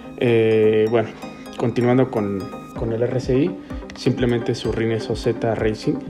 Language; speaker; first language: Spanish; native; Spanish